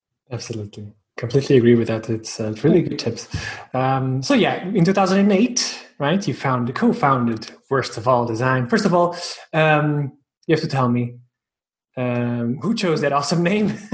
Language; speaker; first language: English; non-native, fluent; Portuguese